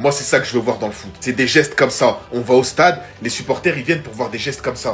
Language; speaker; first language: French; native; French